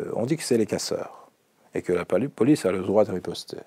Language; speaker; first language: French; non-native, fluent; Russian